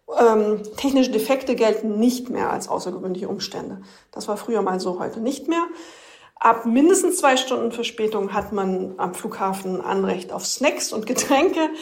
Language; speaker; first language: German; native; German